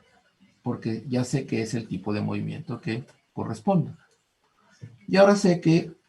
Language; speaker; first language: Spanish; native; Spanish